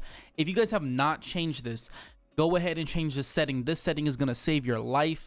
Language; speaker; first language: English; native; English